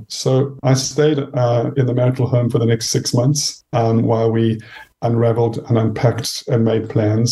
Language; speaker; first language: English; native; English